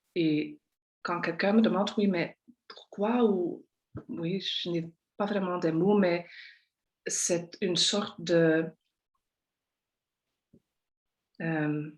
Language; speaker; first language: French; non-native, local second language; Dutch